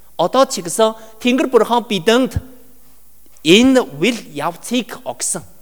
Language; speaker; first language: Mongolian; non-native, learner; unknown